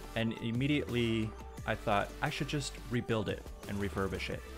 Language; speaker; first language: English; native; English